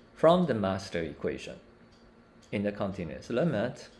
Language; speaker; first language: English; non-native, fluent; Chinese